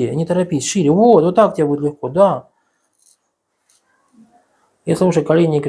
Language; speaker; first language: Russian; native; Russian